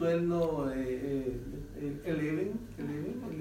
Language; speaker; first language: English; non-native, learner; Spanish